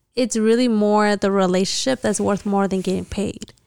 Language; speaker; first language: English; early bilingual, other home language; Spanish